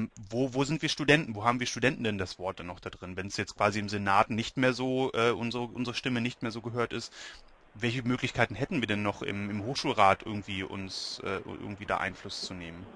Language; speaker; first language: German; native; German